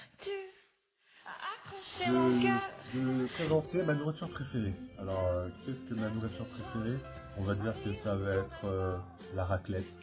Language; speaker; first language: French; native; French